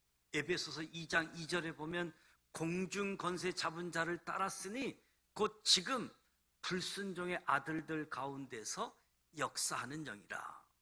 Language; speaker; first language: Korean; native; Korean